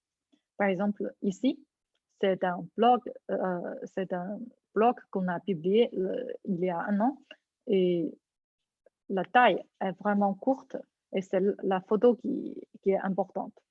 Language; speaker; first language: French; non-native, fluent; Chinese